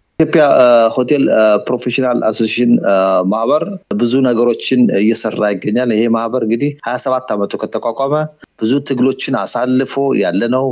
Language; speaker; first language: Amharic; native; Amharic